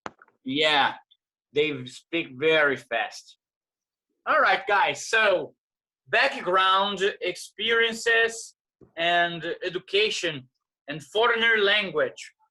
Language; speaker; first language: English; non-native, fluent; Portuguese